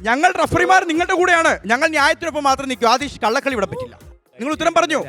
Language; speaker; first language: Malayalam; native; Malayalam